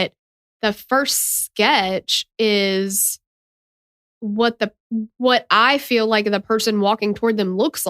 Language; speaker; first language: English; native; English